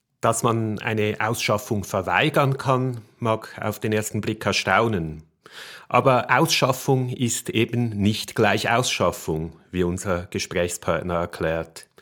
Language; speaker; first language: German; native; German